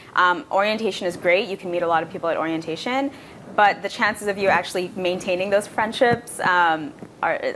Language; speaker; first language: English; non-native, local second language; Bangla